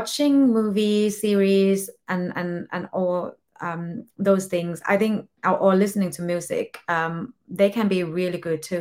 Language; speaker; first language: English; non-native, fluent; Thai